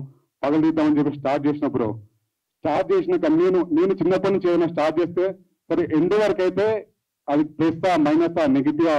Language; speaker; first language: Telugu; native; Telugu